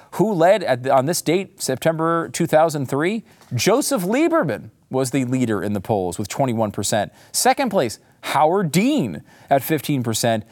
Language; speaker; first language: English; native; English